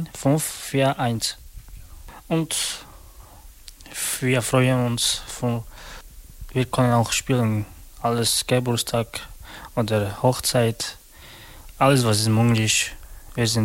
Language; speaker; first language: German; non-native, learner; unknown